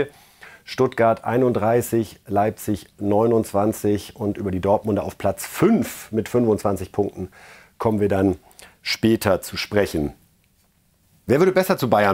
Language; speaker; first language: German; native; German